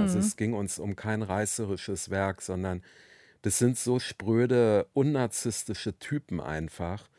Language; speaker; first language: German; native; German